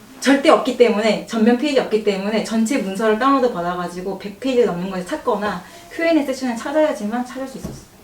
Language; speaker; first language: Korean; native; Korean